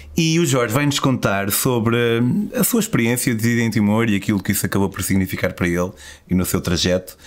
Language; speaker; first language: Portuguese; native; Portuguese